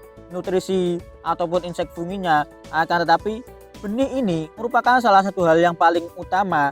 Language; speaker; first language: Indonesian; native; Indonesian